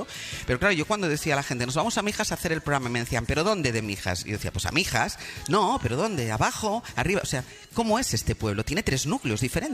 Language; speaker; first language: Spanish; native; Spanish